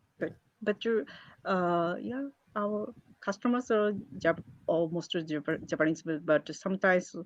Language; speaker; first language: English; non-native, learner; Japanese